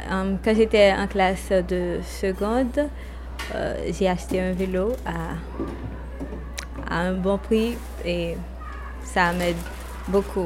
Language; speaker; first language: French; non-native, local second language; Haitian Creole